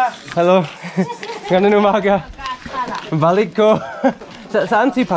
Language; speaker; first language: Filipino; non-native, learner; English